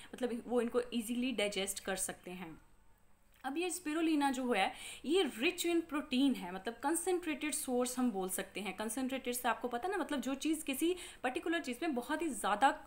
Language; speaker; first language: Hindi; non-native, local second language; Punjabi